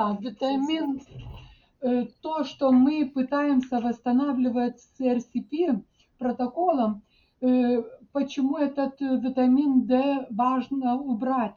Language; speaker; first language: Russian; non-native, fluent; Lithuanian